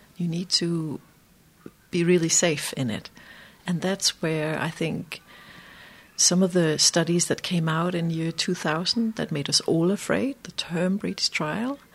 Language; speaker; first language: English; non-native, fluent; Danish